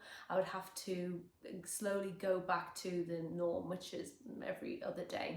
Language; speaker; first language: English; native; English